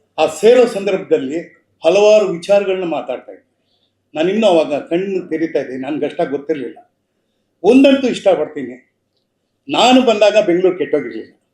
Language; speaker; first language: Kannada; native; Kannada